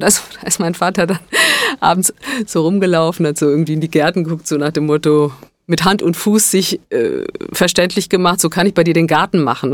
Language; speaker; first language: German; early bilingual, other home language; Italian